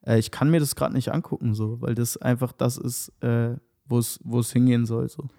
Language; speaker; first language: German; native; German